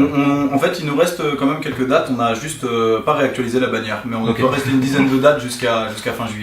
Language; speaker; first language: French; native; French